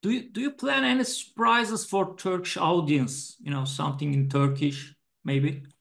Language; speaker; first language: English; non-native, fluent; Turkish